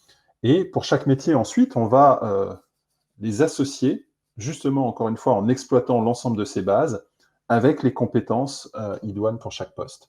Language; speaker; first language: French; native; French